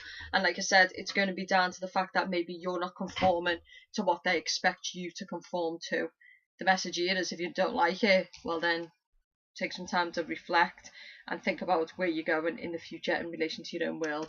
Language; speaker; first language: English; native; English